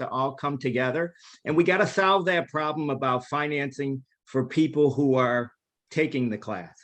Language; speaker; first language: English; native; English